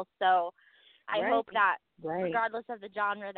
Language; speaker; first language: English; native; English